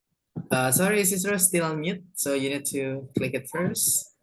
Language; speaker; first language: English; non-native, fluent; Indonesian